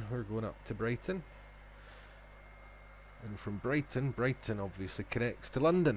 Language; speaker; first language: English; native; English